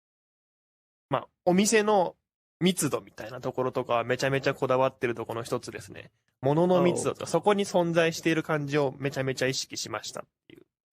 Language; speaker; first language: Japanese; native; Japanese